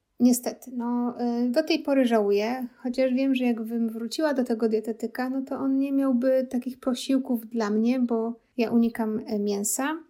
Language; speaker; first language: Polish; native; Polish